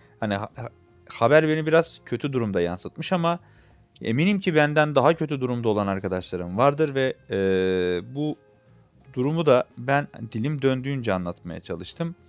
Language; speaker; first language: Turkish; native; Turkish